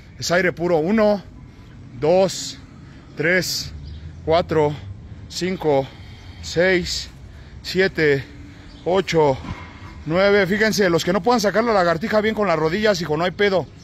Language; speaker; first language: Spanish; native; Spanish